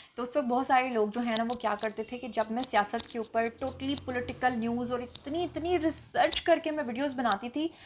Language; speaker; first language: Urdu; non-native, local second language; Punjabi